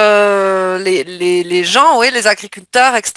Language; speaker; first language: French; native; French